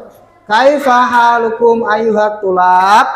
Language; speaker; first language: Indonesian; native; Indonesian